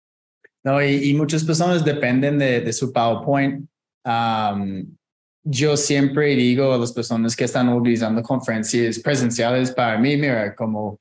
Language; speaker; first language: Spanish; non-native, fluent; English